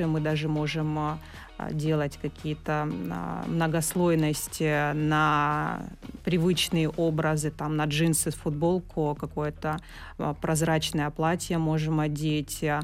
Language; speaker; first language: Russian; native; Russian